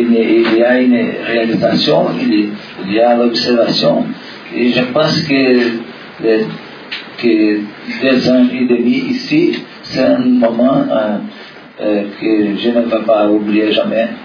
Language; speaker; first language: French; non-native, learner; Portuguese